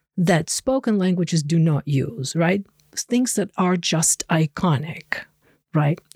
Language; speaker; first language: English; non-native, fluent; Ukrainian